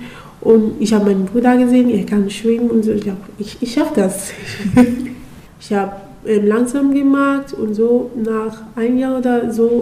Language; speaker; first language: German; non-native, learner; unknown